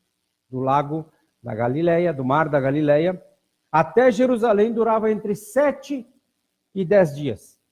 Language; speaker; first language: Portuguese; native; Portuguese